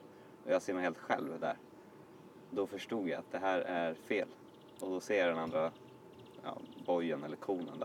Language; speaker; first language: Swedish; native; Swedish